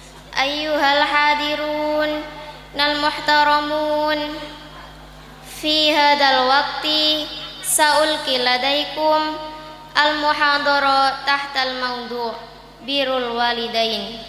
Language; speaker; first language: Arabic; non-native, learner; Javanese